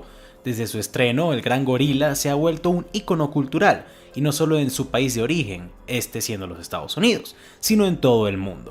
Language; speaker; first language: Spanish; native; Spanish